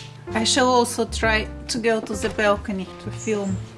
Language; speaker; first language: English; non-native, fluent; Russian